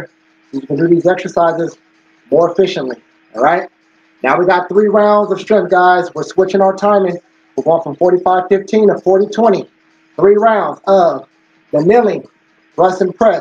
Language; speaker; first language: English; native; English